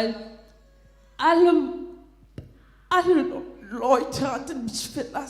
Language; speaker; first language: German; non-native, fluent; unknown